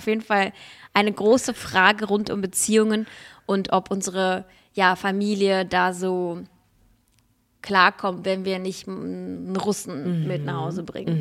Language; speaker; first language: German; early bilingual, other home language; Russian